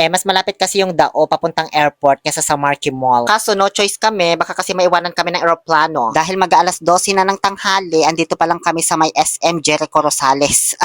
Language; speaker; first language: Filipino; native; Filipino